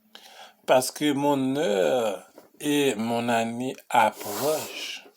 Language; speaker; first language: French; non-native, local second language; Haitian Creole